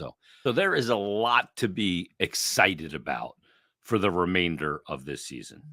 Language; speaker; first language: English; native; English